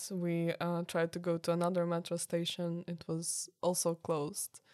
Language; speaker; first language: English; non-native, fluent; Ukrainian